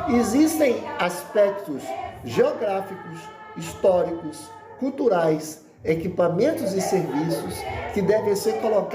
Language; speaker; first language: Portuguese; native; Portuguese